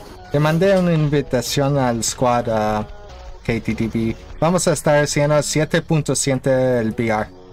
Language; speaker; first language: Spanish; non-native, learner; English